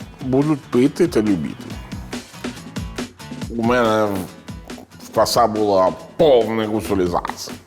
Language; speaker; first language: Ukrainian; non-native, learner; Italian